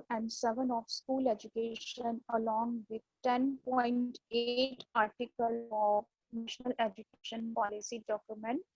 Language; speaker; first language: English; non-native, local second language; Punjabi